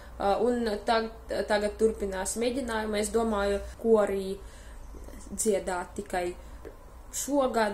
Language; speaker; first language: Latvian; non-native, fluent; Russian